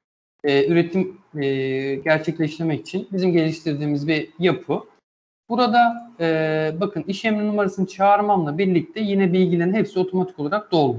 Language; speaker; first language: Turkish; native; Turkish